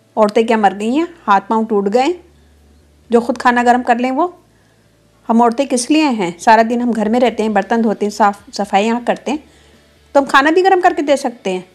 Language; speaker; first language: Urdu; native; Urdu